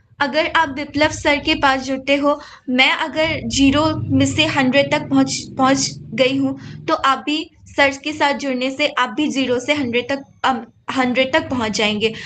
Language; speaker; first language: Hindi; non-native, local second language; Assamese